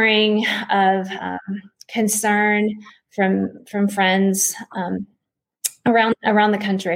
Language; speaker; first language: English; native; English